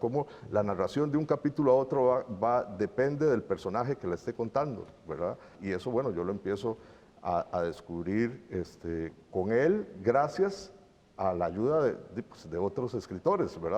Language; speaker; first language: Spanish; native; Spanish